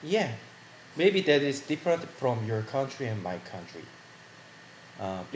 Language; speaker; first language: English; non-native, learner; Korean